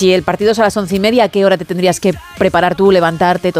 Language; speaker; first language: Spanish; native; Spanish